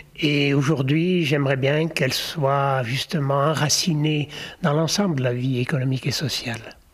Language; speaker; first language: French; native; French